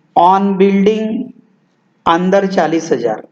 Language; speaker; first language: Hindi; non-native, local second language; Marathi